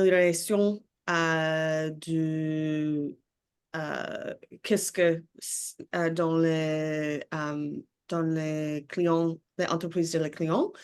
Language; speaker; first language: French; non-native, learner; English